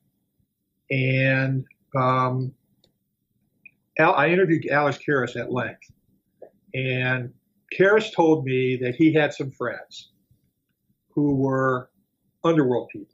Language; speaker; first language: English; native; English